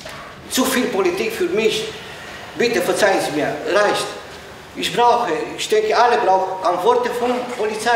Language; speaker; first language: German; non-native, learner; Romanian